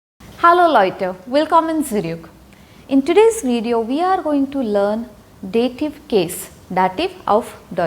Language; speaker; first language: German; non-native, fluent; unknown